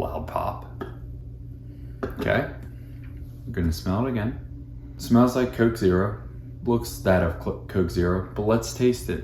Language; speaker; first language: English; native; English